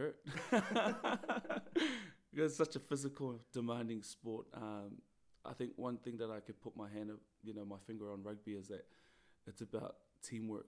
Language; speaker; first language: English; native; English